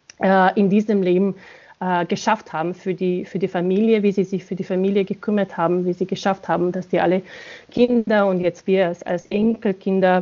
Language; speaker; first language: German; non-native, fluent; Bosnian